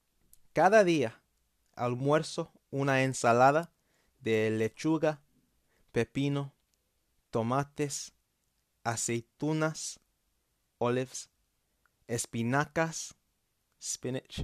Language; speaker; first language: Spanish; non-native, fluent; English